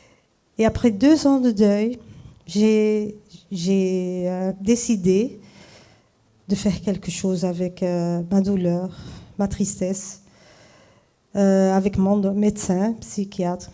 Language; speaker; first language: French; non-native, fluent; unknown